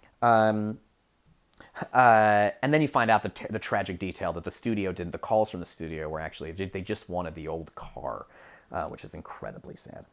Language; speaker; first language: English; native; English